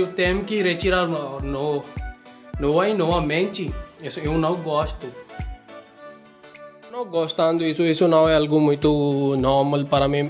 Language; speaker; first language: Portuguese; non-native, learner; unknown